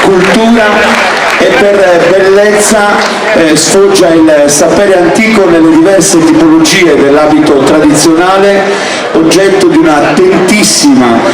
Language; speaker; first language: Italian; native; Italian